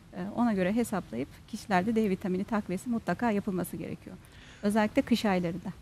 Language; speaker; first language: Turkish; native; Turkish